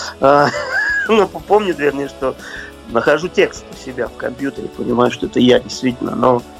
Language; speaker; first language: Russian; native; Russian